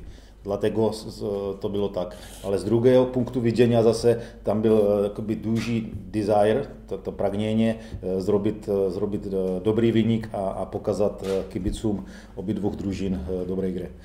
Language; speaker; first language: Polish; non-native, learner; Czech